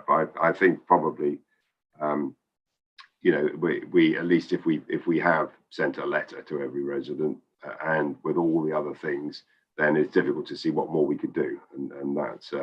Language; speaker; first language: English; native; English